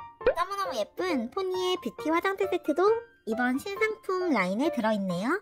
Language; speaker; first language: Korean; native; Korean